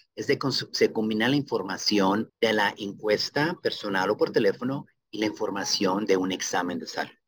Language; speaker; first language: Spanish; native; Spanish